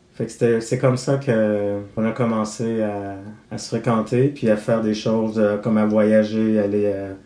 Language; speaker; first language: French; native; French